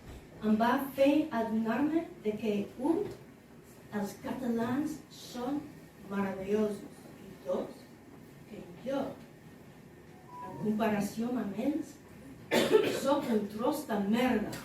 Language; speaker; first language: Catalan; non-native, fluent; English